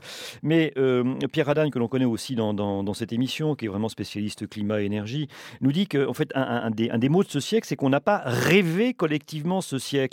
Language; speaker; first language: French; native; French